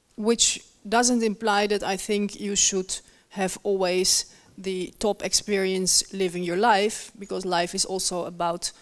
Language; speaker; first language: English; non-native, fluent; Dutch